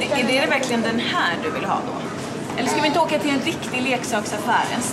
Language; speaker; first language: Swedish; native; Swedish